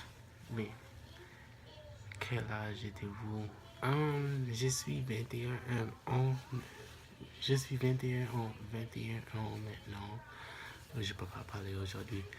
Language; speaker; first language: French; non-native, local second language; English